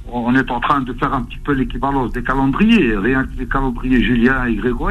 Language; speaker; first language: French; non-native, local second language; Arabic